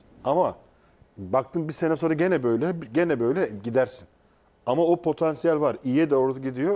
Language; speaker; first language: Turkish; native; Turkish